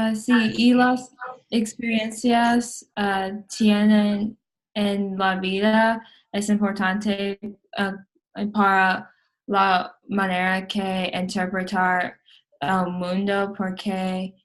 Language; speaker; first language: Spanish; non-native, learner; English